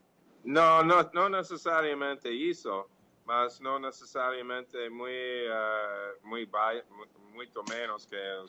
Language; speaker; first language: Portuguese; non-native, fluent; English